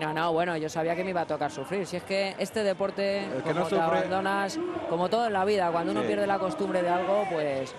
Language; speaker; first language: Spanish; native; Spanish